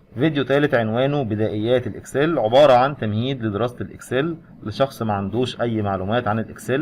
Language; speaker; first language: Arabic; native; Arabic